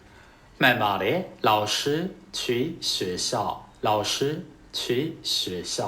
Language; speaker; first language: Chinese; non-native, fluent; Burmese